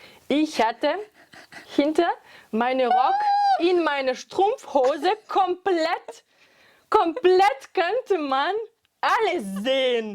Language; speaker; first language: German; non-native, fluent; French